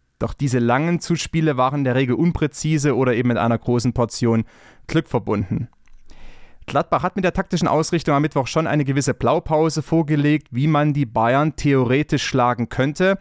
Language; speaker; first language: German; native; German